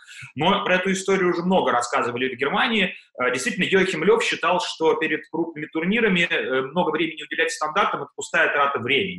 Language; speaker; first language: Russian; native; Russian